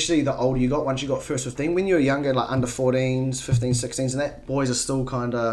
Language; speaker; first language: English; native; English